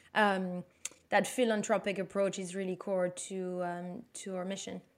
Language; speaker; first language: English; non-native, fluent; French